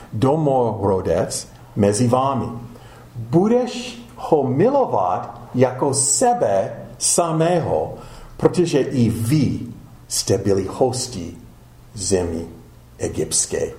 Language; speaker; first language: Czech; non-native, fluent; English